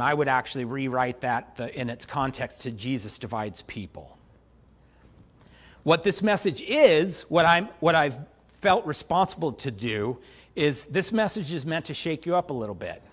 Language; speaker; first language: English; native; English